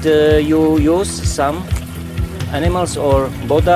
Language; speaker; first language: English; non-native, learner; Slovak